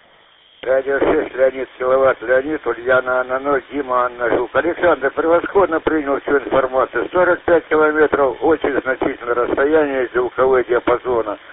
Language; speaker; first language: Russian; native; Russian